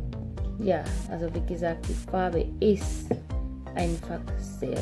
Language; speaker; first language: German; non-native, fluent; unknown